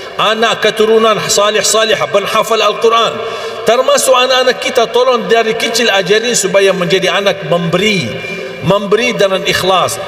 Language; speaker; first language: Malay; non-native, fluent; Arabic